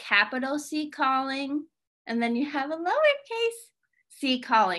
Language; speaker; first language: English; native; English